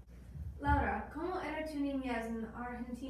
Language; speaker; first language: Spanish; non-native, learner; English